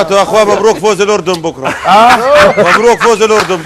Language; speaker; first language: Arabic; native; Arabic